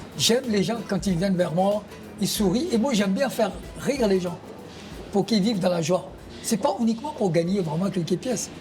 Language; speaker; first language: French; non-native, fluent; Urdu